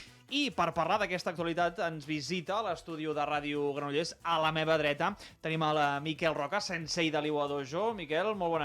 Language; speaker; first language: Catalan; native; Catalan